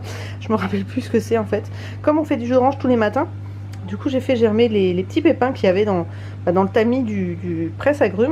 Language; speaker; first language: French; native; French